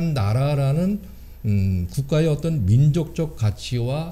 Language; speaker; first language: Korean; native; Korean